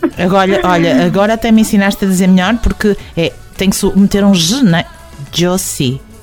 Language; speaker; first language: Portuguese; native; Portuguese